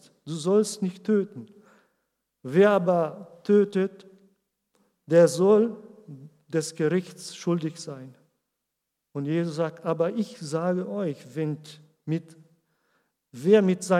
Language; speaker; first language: German; non-native, learner; Portuguese